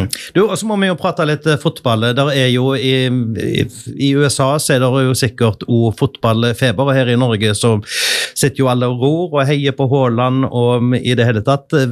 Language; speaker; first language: Norwegian; native; Norwegian